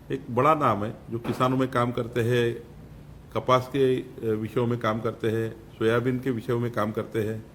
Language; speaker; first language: Hindi; non-native, local second language; Marathi